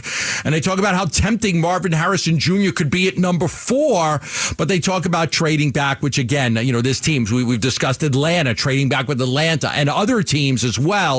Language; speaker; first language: English; native; English